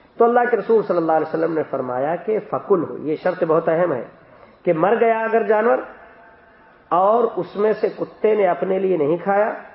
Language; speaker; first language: Urdu; native; Urdu